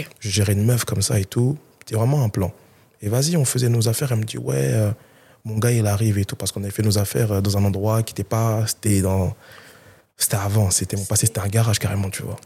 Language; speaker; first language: French; early bilingual, other home language; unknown